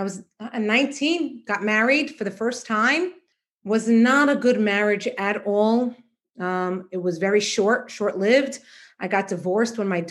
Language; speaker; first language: English; native; English